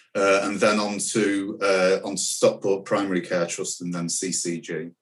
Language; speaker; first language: English; native; English